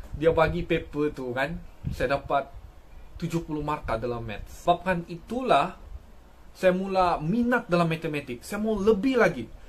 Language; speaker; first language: Malay; native; Malay